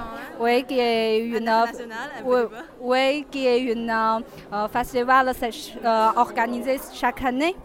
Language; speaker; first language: French; non-native, fluent; Chinese